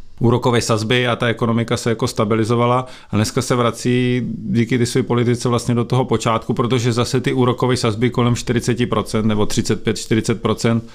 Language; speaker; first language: Czech; native; Czech